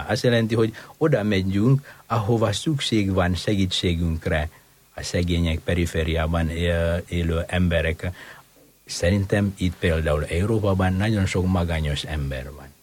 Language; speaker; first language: Hungarian; non-native, fluent; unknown